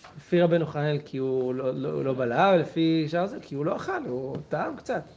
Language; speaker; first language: Hebrew; native; Hebrew